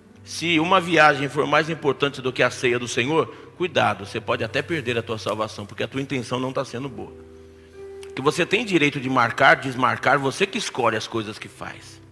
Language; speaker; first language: Portuguese; native; Portuguese